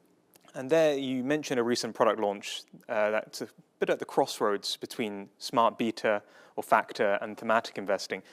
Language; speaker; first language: English; native; English